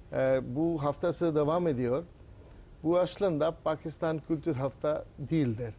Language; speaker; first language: Turkish; non-native, learner; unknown